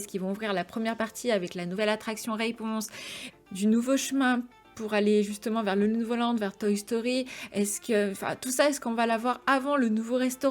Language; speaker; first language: French; native; French